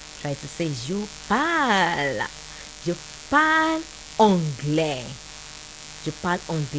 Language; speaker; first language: French; non-native, fluent; Yoruba